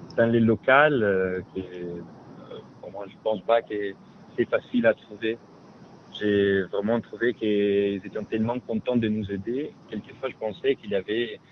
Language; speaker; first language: French; non-native, fluent; Italian